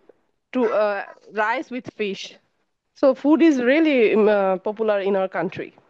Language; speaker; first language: English; non-native, learner; Bangla